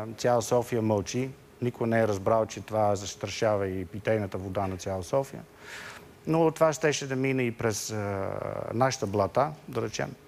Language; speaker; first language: Bulgarian; non-native, fluent; Dutch